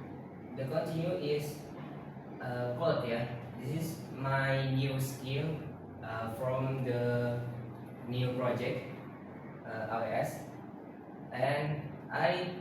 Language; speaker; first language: English; non-native, learner; Indonesian